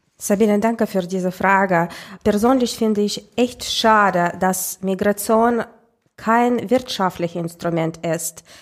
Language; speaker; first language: German; non-native, fluent; Russian